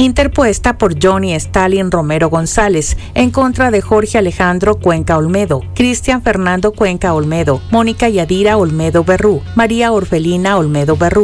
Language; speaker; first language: Spanish; native; Spanish